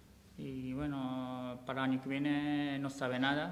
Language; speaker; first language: Spanish; non-native, learner; Japanese